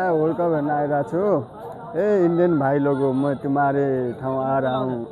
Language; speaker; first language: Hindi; non-native, learner; Nepali